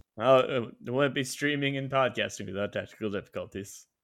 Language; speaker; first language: English; native; English